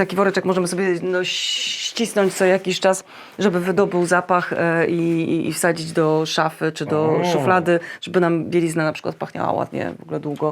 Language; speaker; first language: Polish; native; Polish